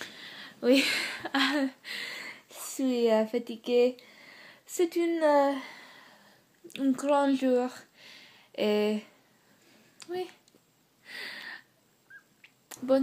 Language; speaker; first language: French; non-native, learner; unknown